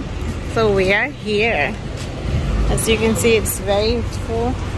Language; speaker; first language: English; early bilingual, other home language; Spanish